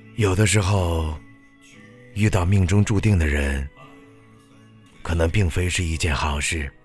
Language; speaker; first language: Chinese; native; Chinese